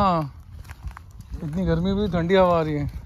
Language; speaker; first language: Hindi; native; Hindi